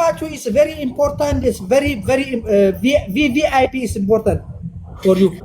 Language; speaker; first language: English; non-native, learner; Amharic